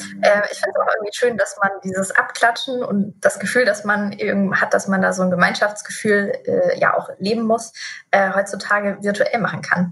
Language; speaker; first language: German; native; German